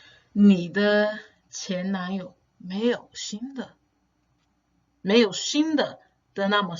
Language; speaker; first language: Chinese; non-native, fluent; English